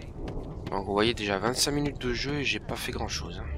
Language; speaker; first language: French; native; French